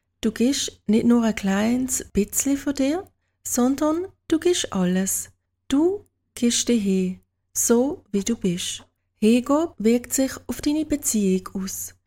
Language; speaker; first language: German; native; German